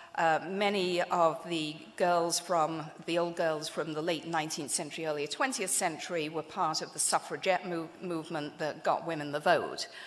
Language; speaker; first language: English; native; English